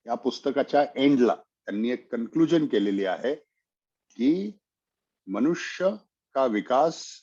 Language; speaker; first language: Hindi; non-native, local second language; Marathi